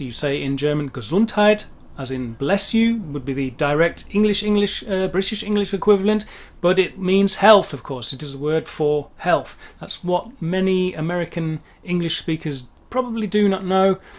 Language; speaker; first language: English; native; English